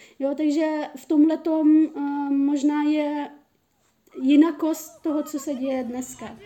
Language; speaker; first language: Czech; early bilingual, other home language; Persian